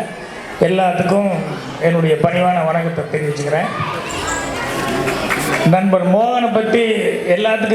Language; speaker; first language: Tamil; native; Tamil